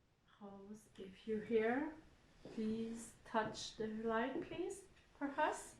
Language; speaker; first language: English; non-native, learner; French